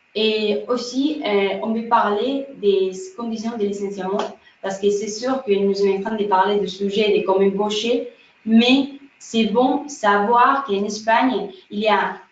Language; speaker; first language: French; non-native, fluent; Spanish